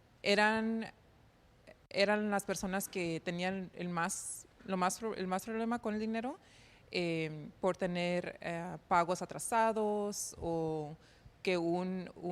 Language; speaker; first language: Spanish; early bilingual, heritage; Spanish